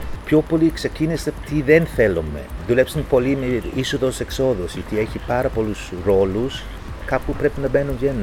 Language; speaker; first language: Greek; non-native, fluent; English